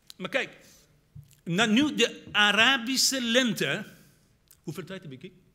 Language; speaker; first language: Dutch; non-native, fluent; Persian